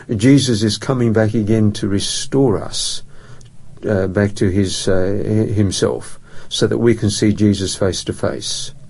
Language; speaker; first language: English; native; English